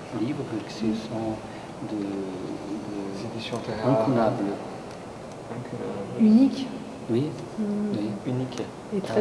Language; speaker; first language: French; non-native, learner; Portuguese